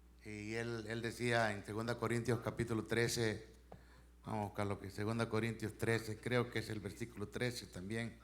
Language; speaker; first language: Spanish; native; Spanish